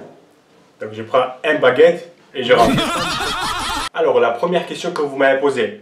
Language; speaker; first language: French; non-native, local second language; Armenian